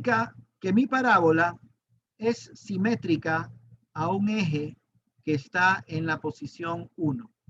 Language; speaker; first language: Spanish; native; Spanish